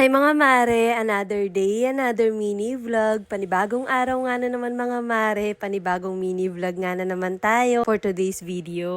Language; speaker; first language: Filipino; native; Filipino